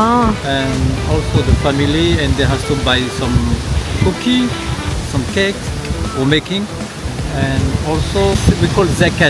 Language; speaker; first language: English; non-native, learner; Arabic